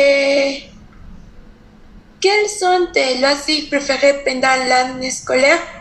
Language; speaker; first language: French; non-native, learner; Spanish